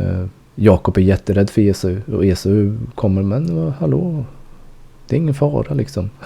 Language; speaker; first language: Swedish; native; Swedish